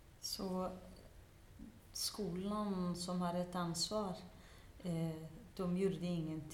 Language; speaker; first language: Swedish; non-native, fluent; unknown